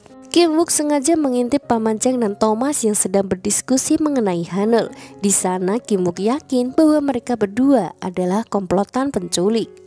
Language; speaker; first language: Indonesian; native; Indonesian